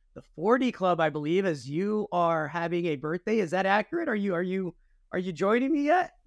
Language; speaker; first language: English; native; English